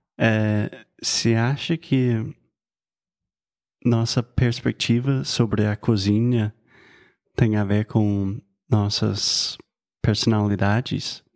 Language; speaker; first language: Portuguese; non-native, fluent; English